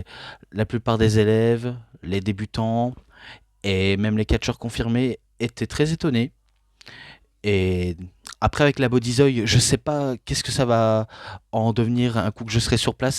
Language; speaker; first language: French; native; French